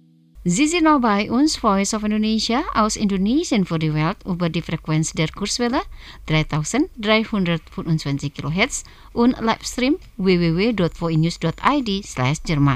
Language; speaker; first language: German; non-native, fluent; Indonesian